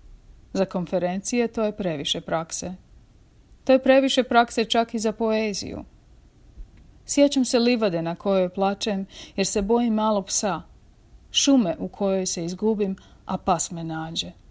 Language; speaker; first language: Croatian; native; Croatian